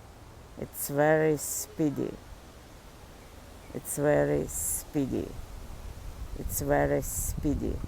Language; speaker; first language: English; non-native, fluent; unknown